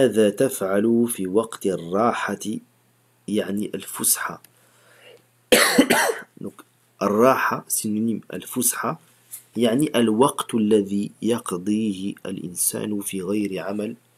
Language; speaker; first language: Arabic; non-native, fluent; French